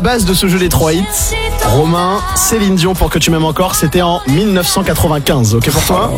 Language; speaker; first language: French; native; French